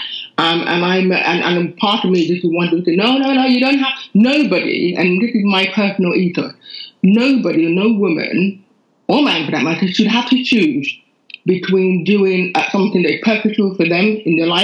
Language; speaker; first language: English; non-native, local second language; Yoruba